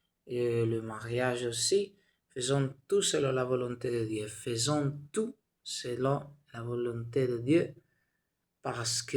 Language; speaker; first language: French; non-native, learner; Spanish